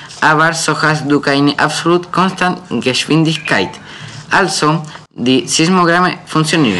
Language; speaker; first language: German; non-native, learner; Spanish